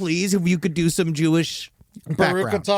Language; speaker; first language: English; native; English